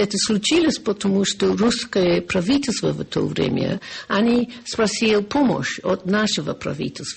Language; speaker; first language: Russian; non-native, learner; English